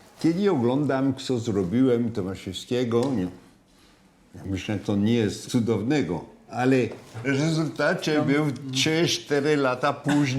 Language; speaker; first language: Polish; non-native, learner; French